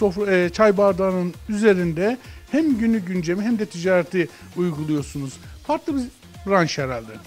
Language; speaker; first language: Turkish; native; Turkish